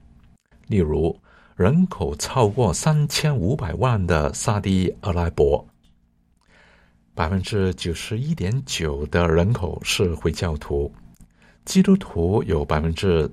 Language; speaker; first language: Chinese; non-native, local second language; Cantonese